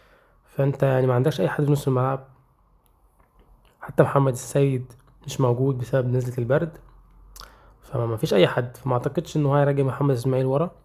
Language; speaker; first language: Arabic; native; Arabic